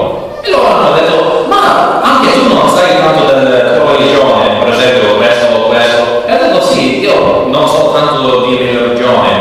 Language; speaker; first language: Italian; non-native, learner; English